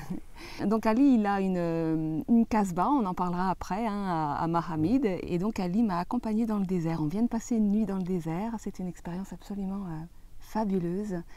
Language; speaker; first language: French; native; French